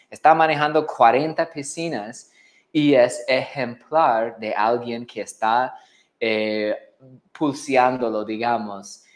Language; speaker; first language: Spanish; non-native, fluent; English